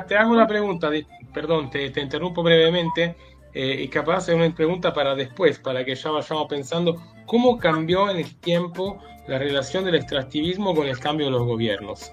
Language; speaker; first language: Spanish; native; Spanish